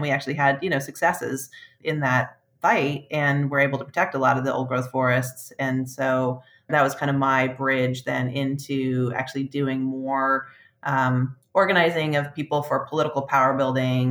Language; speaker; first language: English; native; English